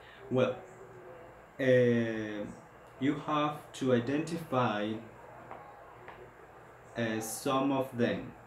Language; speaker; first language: English; non-native, fluent; Spanish